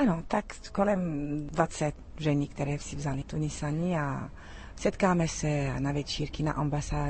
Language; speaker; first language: Czech; early bilingual, heritage; Arabic